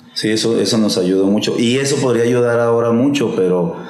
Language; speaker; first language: Spanish; native; Spanish